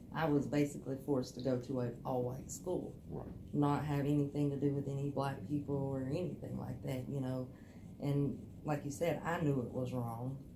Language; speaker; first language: English; native; English